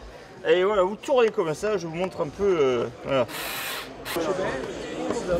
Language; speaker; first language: French; native; French